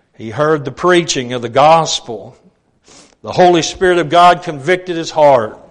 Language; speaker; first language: English; native; English